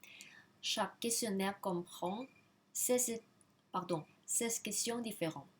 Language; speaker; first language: French; non-native, learner; Thai